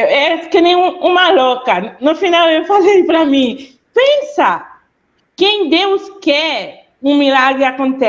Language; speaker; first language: Portuguese; non-native, fluent; Haitian Creole